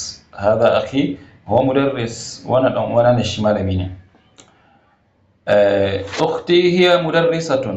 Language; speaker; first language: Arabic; non-native, fluent; Hausa